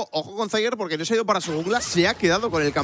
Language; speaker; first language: Spanish; native; Spanish